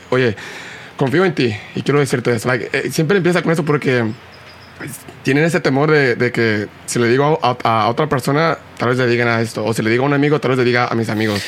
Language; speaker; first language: Spanish; early bilingual, heritage; Spanish